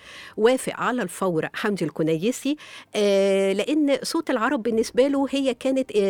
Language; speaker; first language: Arabic; native; Arabic